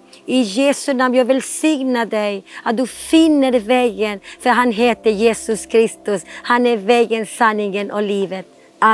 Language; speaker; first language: Swedish; non-native, fluent; Spanish